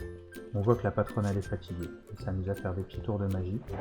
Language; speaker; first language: French; native; French